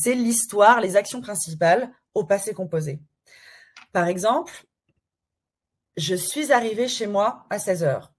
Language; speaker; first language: French; native; French